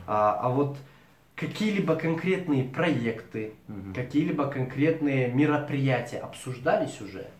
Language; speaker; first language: Russian; native; Russian